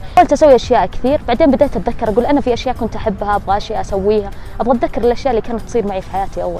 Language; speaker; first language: Arabic; native; Arabic